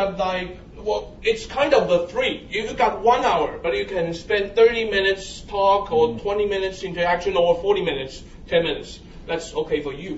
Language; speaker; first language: English; non-native, fluent; Chinese